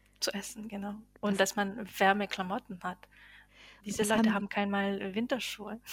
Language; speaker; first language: German; non-native, fluent; Bosnian